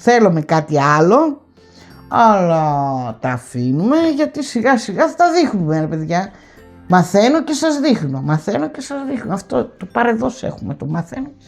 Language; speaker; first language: Greek; native; Greek